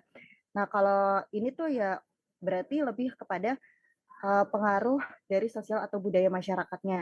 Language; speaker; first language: Indonesian; native; Indonesian